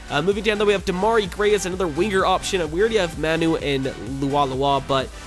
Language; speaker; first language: English; native; English